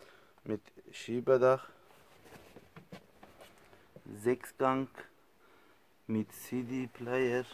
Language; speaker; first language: German; non-native, learner; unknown